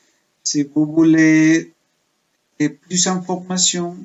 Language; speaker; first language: French; non-native, fluent; Spanish